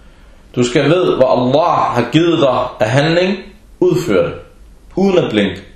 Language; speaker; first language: Danish; early bilingual, other home language; Arabic